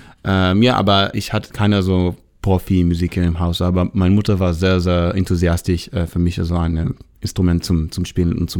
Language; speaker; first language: German; non-native, learner; Hebrew